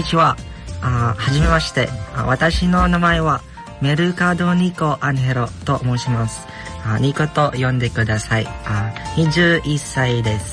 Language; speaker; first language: Japanese; non-native, learner; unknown